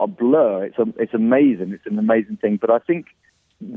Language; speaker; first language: English; native; English